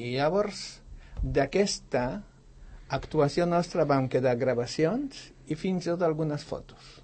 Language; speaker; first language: Catalan; non-native, fluent; Polish